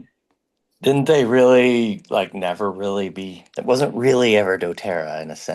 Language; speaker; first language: English; native; English